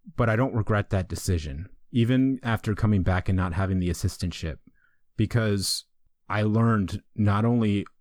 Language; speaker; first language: English; native; English